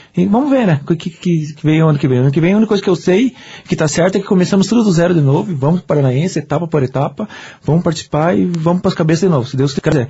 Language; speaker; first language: Portuguese; native; Portuguese